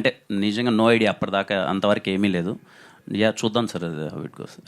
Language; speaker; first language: Telugu; native; Telugu